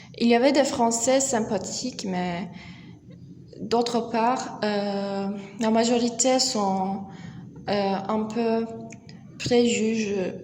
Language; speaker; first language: French; non-native, learner; Turkish